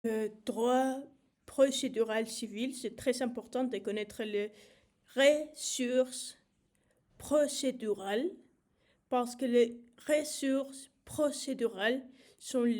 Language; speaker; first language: French; non-native, learner; Spanish